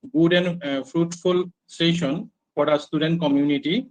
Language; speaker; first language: English; non-native, local second language; Assamese